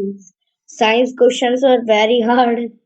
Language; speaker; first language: English; non-native, learner; Hindi